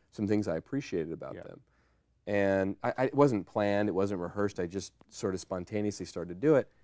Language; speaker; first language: English; native; English